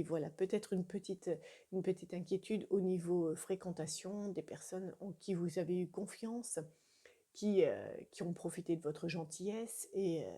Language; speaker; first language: French; native; French